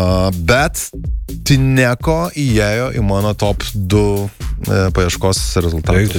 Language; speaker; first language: Lithuanian; native; Lithuanian